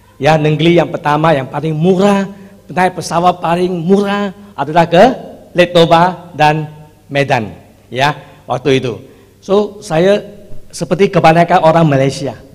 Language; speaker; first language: Indonesian; non-native, fluent; Chinese